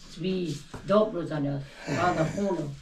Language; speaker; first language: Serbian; non-native, local second language; Albanian